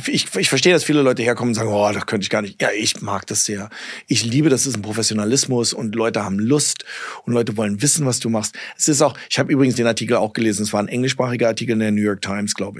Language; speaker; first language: German; early bilingual, heritage; German